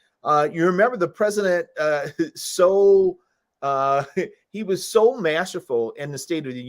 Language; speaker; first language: English; native; English